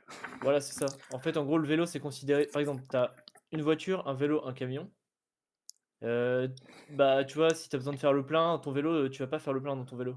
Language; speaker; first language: French; native; French